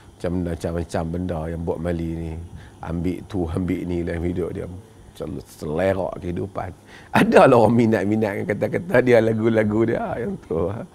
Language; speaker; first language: Malay; native; Malay